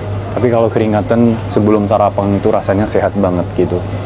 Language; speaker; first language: Indonesian; non-native, fluent; Japanese